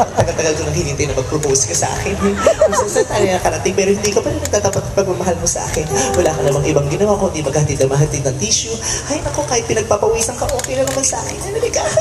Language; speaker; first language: Filipino; native; Filipino